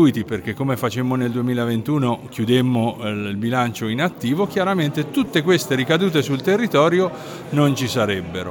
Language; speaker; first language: Italian; native; Italian